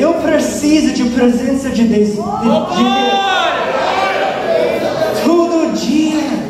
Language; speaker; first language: Portuguese; non-native, learner; English